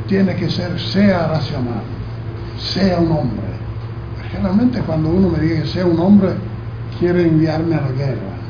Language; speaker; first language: Spanish; non-native, fluent; Italian